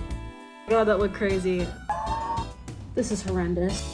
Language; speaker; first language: English; native; English